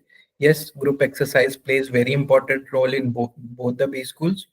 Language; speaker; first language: English; non-native, local second language; Hindi